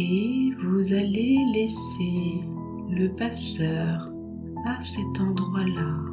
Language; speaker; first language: French; native; French